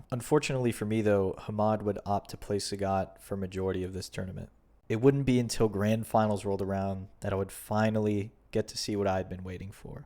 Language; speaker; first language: English; native; English